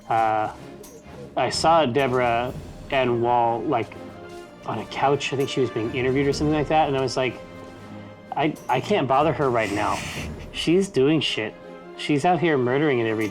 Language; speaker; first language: English; native; English